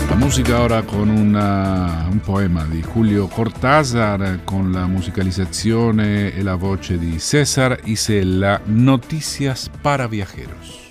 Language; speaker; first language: Italian; non-native, fluent; Spanish